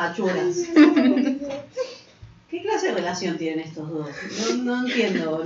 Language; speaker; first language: Spanish; native; Spanish